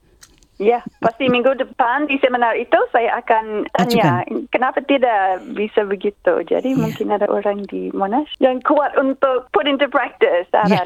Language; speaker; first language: Indonesian; non-native, fluent; English